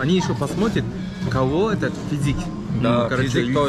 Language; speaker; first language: Russian; non-native, learner; Turkish